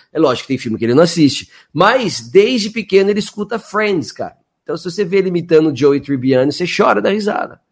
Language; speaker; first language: Portuguese; native; Portuguese